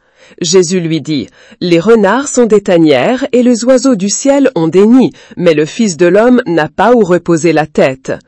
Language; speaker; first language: French; native; French